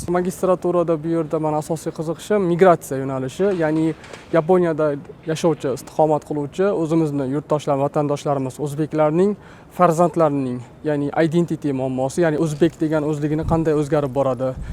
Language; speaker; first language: Uzbek; native; Uzbek